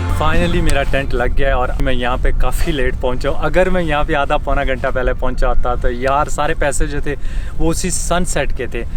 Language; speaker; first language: Urdu; non-native, local second language; Punjabi